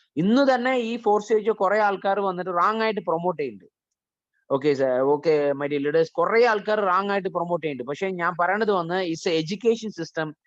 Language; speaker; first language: Malayalam; early bilingual, heritage; Malayalam